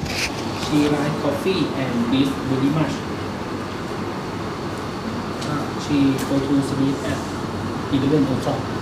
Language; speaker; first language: English; non-native, learner; Thai